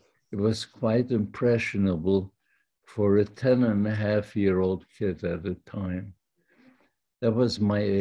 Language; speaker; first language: English; non-native, fluent; Yiddish